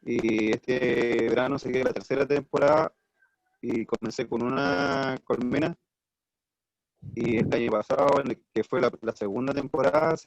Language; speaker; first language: Spanish; native; Spanish